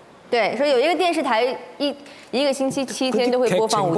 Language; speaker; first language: Chinese; native; Chinese